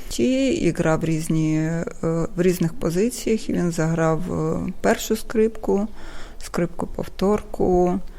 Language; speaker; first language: Ukrainian; native; Ukrainian